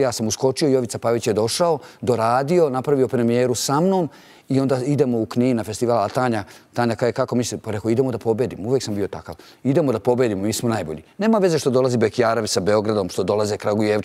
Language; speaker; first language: Bosnian; native; Bosnian